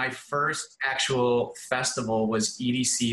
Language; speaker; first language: English; native; English